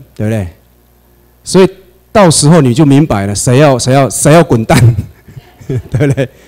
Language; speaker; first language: Chinese; native; Chinese